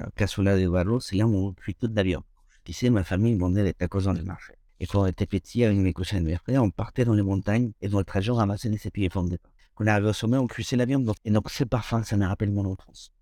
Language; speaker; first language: French; non-native, fluent; Spanish